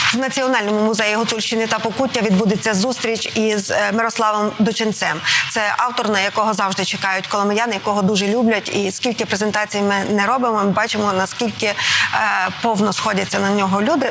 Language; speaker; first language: Ukrainian; native; Ukrainian